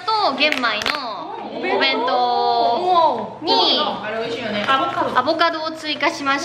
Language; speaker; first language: Japanese; native; Japanese